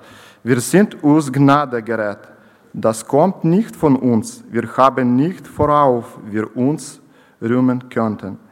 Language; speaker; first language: German; non-native, learner; Ukrainian